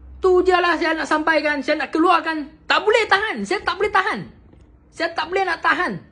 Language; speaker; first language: Malay; non-native, local second language; Chinese